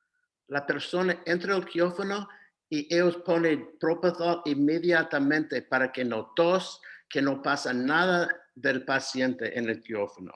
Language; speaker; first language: Spanish; non-native, fluent; English